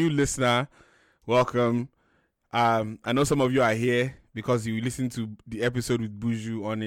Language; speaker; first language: English; non-native, local second language; Yoruba